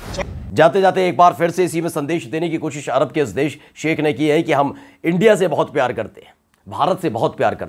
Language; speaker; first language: Hindi; native; Hindi